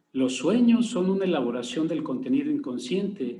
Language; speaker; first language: Spanish; native; Spanish